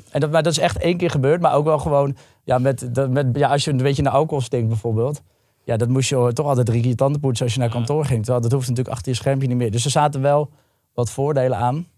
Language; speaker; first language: Dutch; native; Dutch